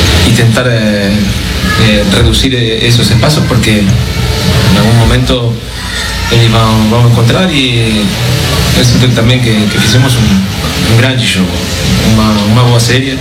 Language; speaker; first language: Portuguese; non-native, fluent; Spanish